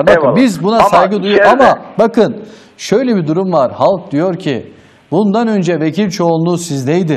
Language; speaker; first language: Turkish; native; Turkish